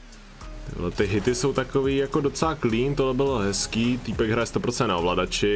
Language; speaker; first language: Czech; native; Czech